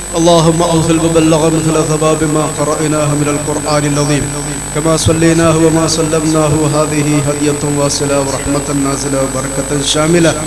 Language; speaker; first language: Arabic; non-native, fluent; Malayalam